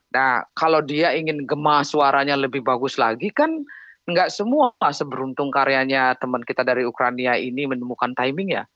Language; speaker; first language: Indonesian; non-native, local second language; Balinese